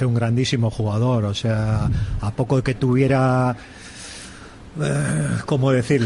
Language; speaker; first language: Spanish; native; Spanish